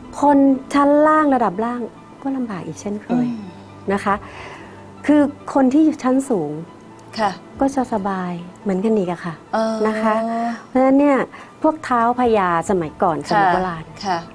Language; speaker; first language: Thai; native; Thai